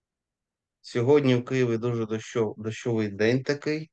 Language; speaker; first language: Ukrainian; native; Ukrainian